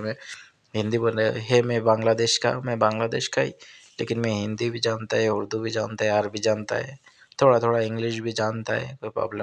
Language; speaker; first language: Hindi; non-native, learner; Bangla